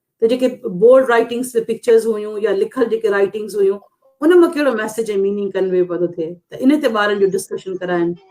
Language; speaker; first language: Sindhi; non-native, local second language; Urdu